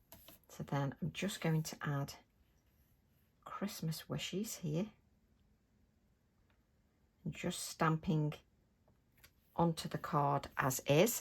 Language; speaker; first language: English; native; English